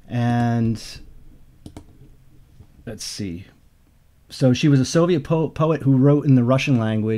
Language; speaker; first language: English; native; English